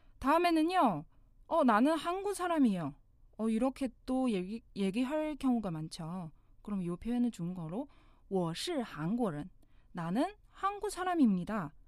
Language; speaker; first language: Korean; non-native, fluent; Chinese